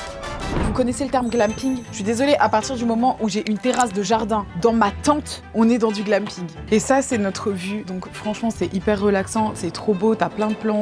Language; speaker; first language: French; native; French